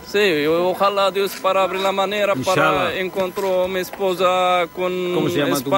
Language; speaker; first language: Spanish; non-native, learner; Arabic